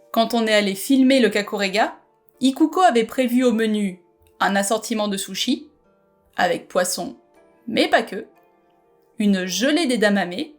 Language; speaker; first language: French; native; French